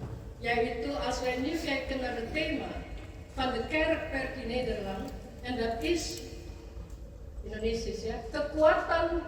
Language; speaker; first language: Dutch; non-native, fluent; Indonesian